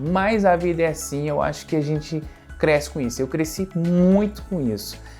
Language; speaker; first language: Portuguese; native; Portuguese